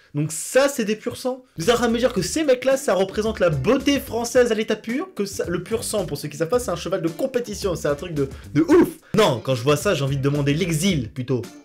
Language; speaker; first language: French; native; French